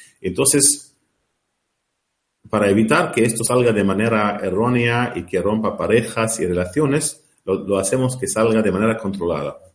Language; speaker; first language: Spanish; non-native, learner; Arabic